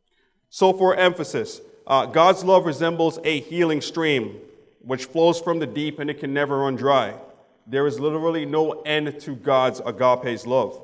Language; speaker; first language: English; native; English